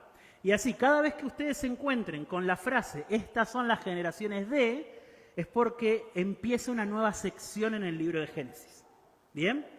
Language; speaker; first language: Spanish; native; Spanish